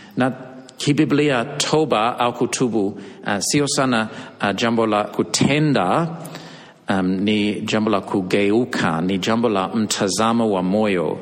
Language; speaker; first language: Swahili; non-native, fluent; English